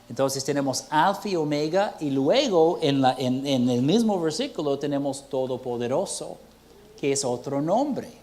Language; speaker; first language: Spanish; non-native, fluent; English